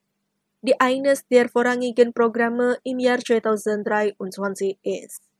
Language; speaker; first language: German; non-native, fluent; Indonesian